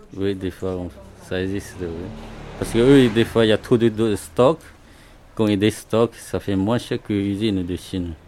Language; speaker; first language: French; non-native, learner; Chinese